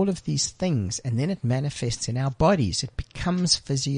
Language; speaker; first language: English; native; English